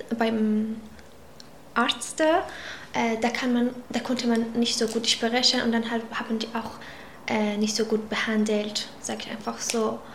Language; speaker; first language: German; non-native, local second language; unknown